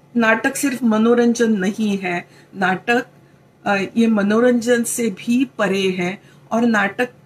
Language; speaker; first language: Hindi; non-native, local second language; Marathi